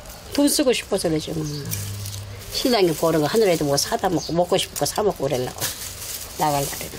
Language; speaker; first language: Korean; native; Korean